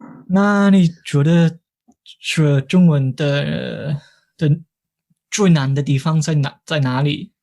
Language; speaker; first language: Chinese; non-native, fluent; English